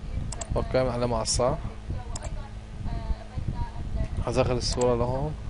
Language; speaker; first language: Arabic; native; Arabic